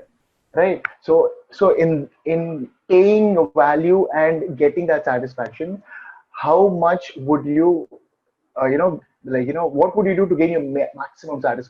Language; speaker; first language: English; non-native, local second language; Hindi